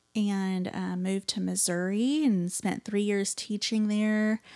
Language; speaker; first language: English; native; English